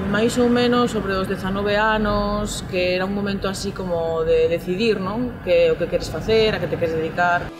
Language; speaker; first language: Galician; non-native, local second language; Spanish